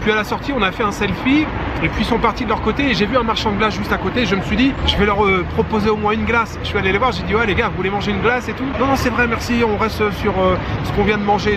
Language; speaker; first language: French; native; French